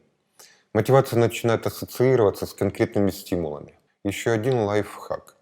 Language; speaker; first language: Russian; native; Russian